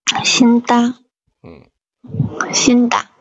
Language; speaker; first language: Korean; non-native, learner; Chinese